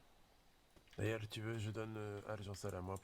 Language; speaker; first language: French; native; French